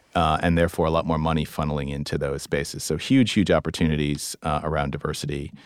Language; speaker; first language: English; native; English